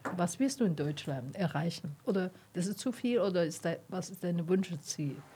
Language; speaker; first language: German; non-native, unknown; Chinese